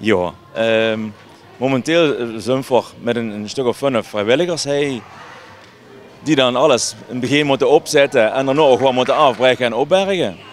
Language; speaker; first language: Dutch; native; Dutch